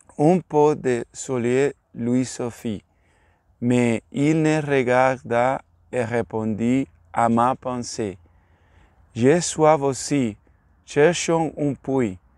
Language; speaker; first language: French; non-native, learner; Spanish